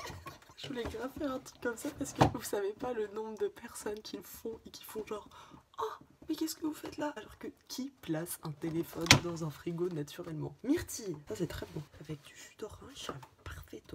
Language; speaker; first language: French; native; French